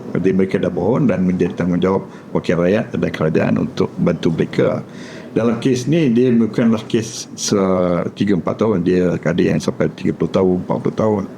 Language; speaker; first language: Malay; non-native, local second language; Tamil